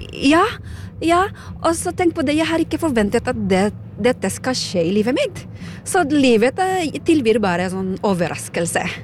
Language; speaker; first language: Norwegian; non-native, fluent; Filipino